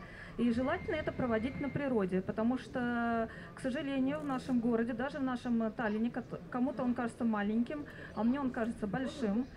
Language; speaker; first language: Russian; non-native, fluent; Estonian